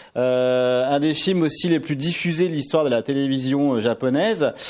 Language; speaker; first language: French; native; French